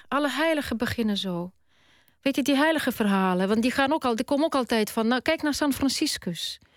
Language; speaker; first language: Dutch; non-native, fluent; Russian